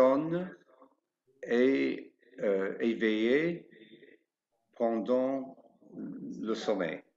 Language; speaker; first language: French; non-native, fluent; English